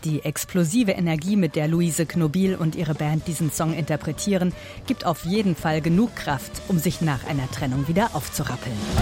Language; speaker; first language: German; native; German